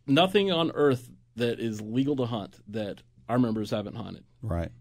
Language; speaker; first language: English; native; English